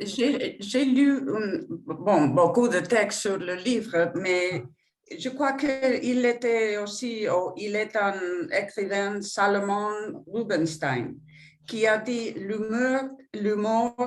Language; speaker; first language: French; non-native, fluent; Spanish